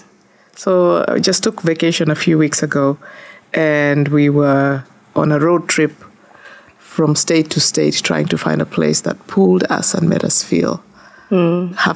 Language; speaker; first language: English; non-native, local second language; Gusii